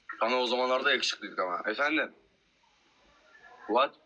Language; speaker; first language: Turkish; native; Turkish